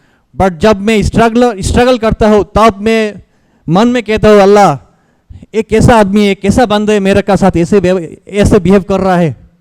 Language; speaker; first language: Hindi; non-native, learner; Bangla